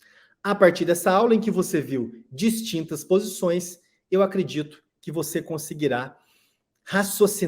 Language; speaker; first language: Portuguese; native; Portuguese